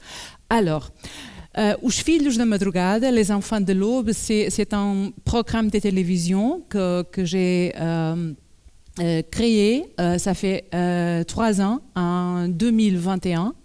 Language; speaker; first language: French; non-native, learner; Portuguese